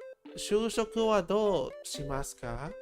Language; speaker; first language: Japanese; non-native, learner; English